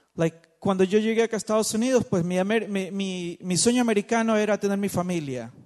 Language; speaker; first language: English; non-native, fluent; Spanish